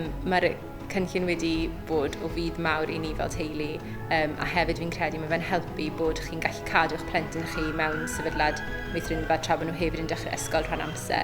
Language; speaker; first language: Welsh; native; Welsh